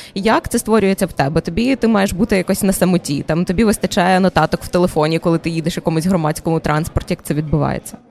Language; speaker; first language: Ukrainian; native; Ukrainian